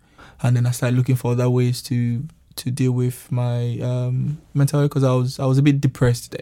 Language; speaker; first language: English; non-native, local second language; Yoruba